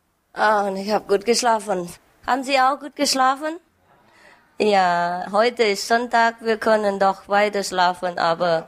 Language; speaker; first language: German; non-native, learner; Vietnamese